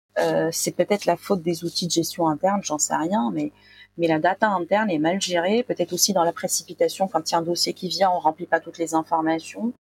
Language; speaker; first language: French; non-native, local second language; Arabic